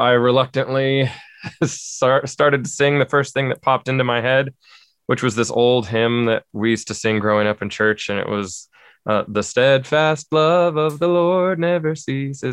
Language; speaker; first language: English; native; English